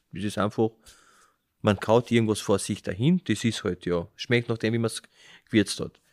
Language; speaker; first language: German; early bilingual, other home language; Slovenian